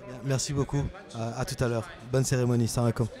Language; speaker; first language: French; native; French